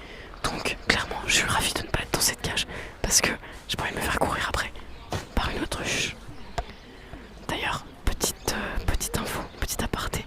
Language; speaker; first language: French; native; French